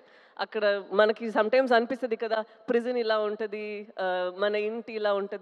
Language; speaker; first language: Telugu; non-native, local second language; Tamil